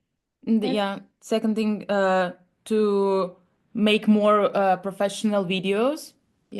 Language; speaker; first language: English; non-native, learner; Russian